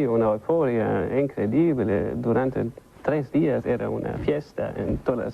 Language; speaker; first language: Spanish; non-native, learner; German